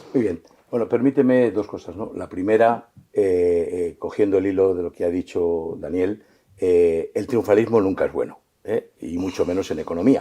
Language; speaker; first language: Spanish; native; Spanish